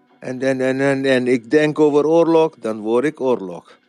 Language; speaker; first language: Dutch; non-native, learner; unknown